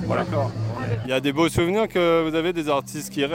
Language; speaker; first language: French; native; French